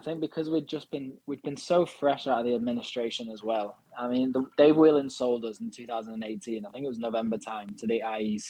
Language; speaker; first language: English; native; English